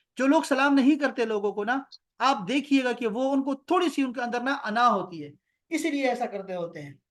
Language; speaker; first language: Urdu; non-native, local second language; Pashto